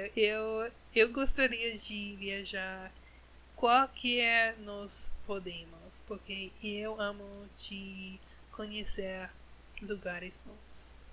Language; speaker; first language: Portuguese; non-native, learner; English